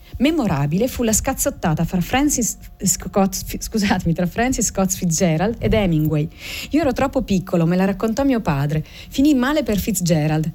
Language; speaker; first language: Italian; native; Italian